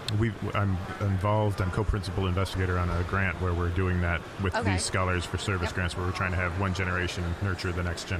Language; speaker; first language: English; native; English